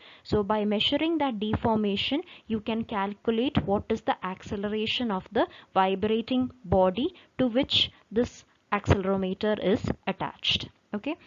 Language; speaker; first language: English; non-native, local second language; Malayalam